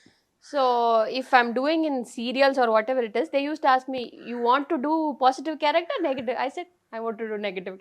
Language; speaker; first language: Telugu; non-native, learner; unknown